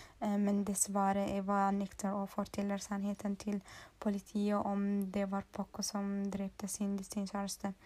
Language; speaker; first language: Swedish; non-native, learner; Norwegian